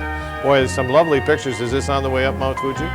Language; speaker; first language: English; native; English